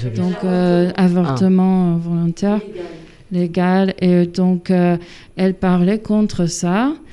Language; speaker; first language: French; non-native, fluent; English